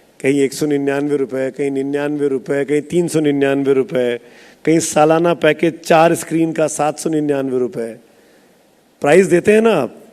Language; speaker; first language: Hindi; native; Hindi